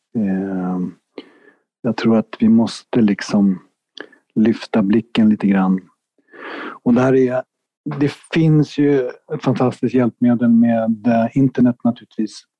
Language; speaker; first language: Swedish; native; Swedish